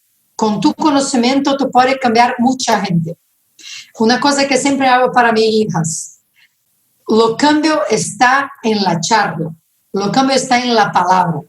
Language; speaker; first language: Spanish; non-native, fluent; Portuguese